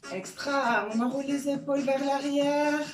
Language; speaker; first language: French; native; French